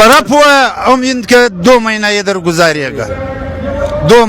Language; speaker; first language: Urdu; non-native, local second language; Pashto